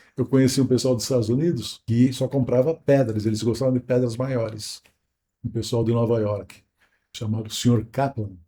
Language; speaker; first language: Portuguese; native; Portuguese